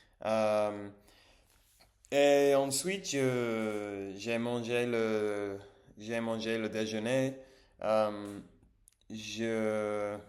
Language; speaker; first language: French; non-native, learner; English